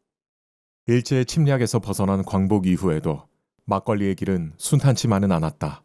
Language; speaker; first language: Korean; native; Korean